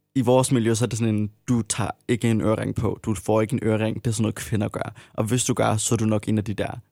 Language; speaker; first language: Danish; early bilingual, other home language; Arabic